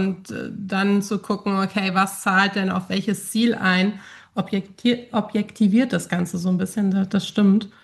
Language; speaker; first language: German; native; German